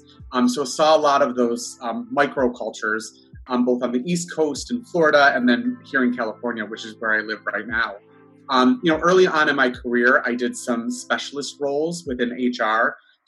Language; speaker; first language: English; native; English